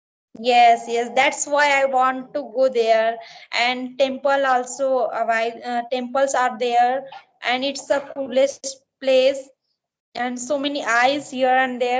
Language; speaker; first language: English; non-native, learner; Marathi